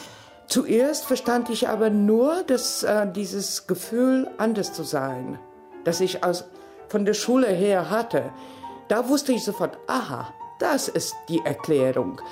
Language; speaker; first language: German; non-native, fluent; Polish